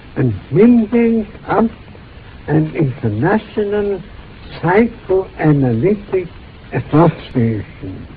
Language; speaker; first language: English; non-native, fluent; German